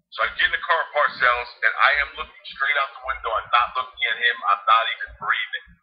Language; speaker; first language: English; native; English